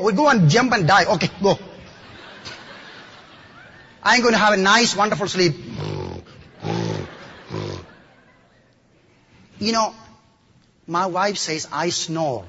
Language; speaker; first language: English; non-native, local second language; Malayalam